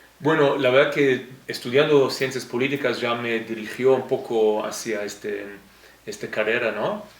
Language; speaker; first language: Spanish; non-native, fluent; Hebrew